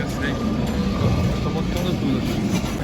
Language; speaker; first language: Portuguese; non-native, learner; Italian